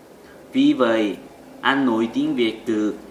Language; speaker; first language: Vietnamese; non-native, learner; Korean